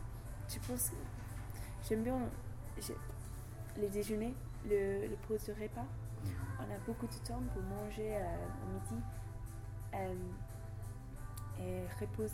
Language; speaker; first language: French; non-native, learner; English